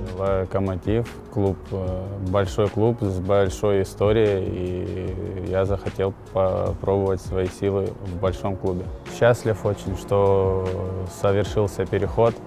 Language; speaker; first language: Russian; native; Russian